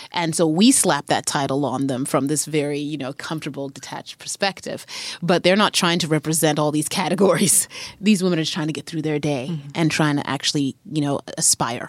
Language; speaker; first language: English; native; English